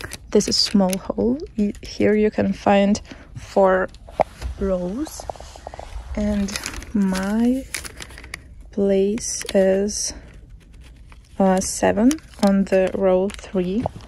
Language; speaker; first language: English; non-native, fluent; Russian